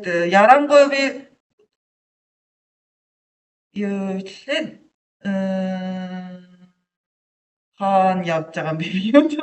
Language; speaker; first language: Mongolian; non-native, learner; Japanese